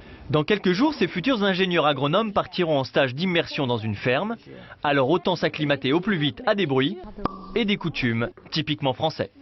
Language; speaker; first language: French; native; French